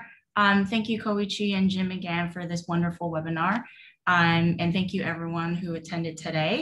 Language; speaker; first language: English; native; English